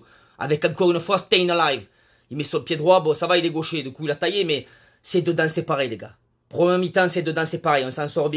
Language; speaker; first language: French; native; French